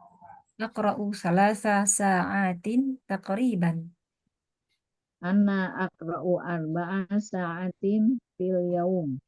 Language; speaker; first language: Arabic; non-native, learner; Indonesian